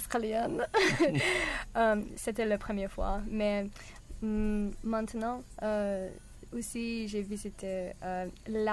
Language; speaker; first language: French; non-native, learner; English